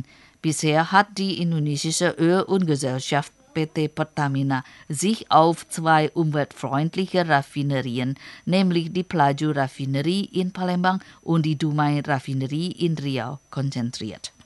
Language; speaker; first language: German; non-native, fluent; Indonesian